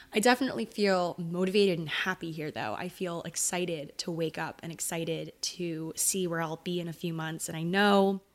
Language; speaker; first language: English; early bilingual, other home language; Italian